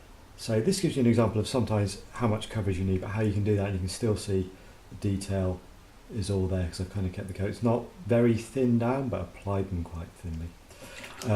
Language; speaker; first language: English; native; English